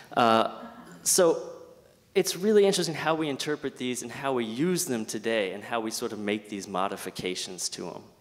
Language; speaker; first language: English; native; English